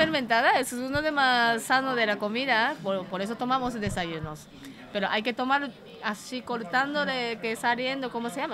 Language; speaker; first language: Spanish; non-native, learner; Japanese